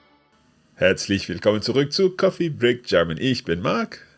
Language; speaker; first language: German; non-native, learner; English